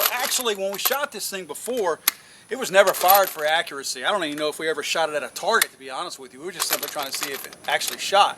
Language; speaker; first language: English; native; English